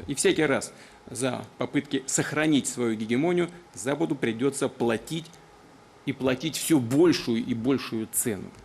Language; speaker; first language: Russian; native; Russian